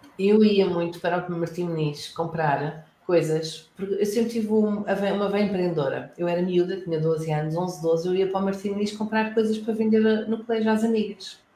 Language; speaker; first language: Portuguese; native; Portuguese